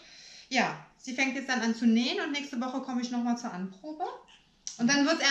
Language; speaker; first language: German; native; German